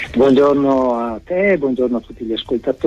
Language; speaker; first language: Italian; native; Italian